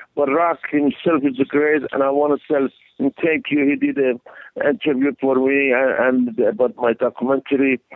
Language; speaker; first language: English; non-native, learner; Persian